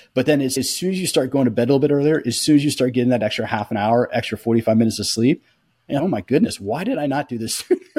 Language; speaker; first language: English; native; English